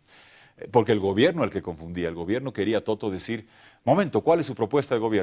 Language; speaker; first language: Spanish; native; Spanish